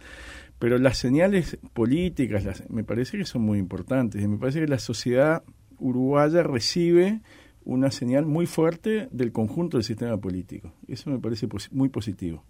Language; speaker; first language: Spanish; native; Spanish